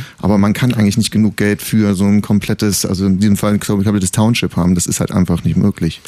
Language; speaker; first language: German; native; German